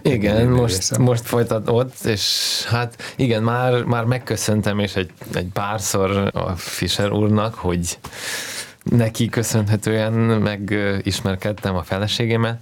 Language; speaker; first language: Hungarian; non-native, fluent; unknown